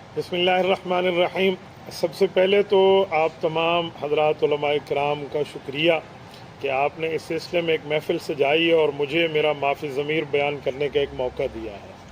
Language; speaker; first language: Urdu; non-native, local second language; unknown